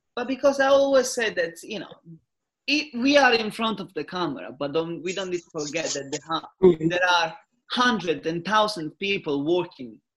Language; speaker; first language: English; non-native, fluent; Italian